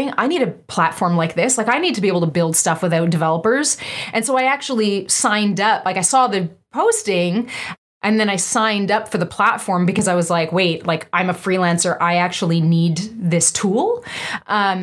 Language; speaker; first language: English; native; English